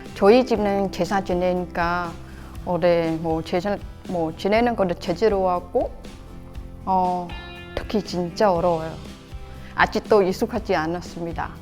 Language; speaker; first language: Korean; non-native, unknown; Khmer